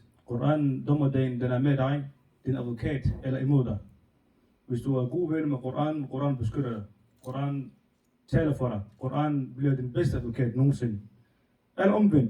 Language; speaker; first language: Danish; non-native, fluent; Somali